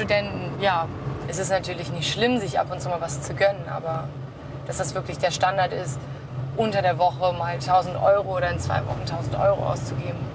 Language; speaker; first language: German; native; German